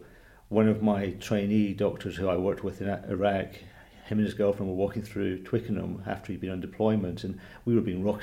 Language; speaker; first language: English; native; English